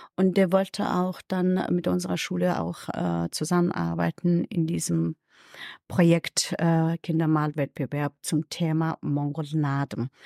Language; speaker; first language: German; non-native, fluent; Mongolian